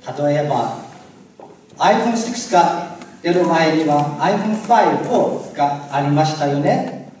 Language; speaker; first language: Japanese; non-native, learner; Chinese